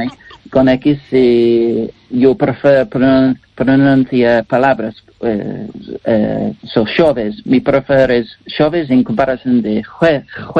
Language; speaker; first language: Spanish; non-native, learner; English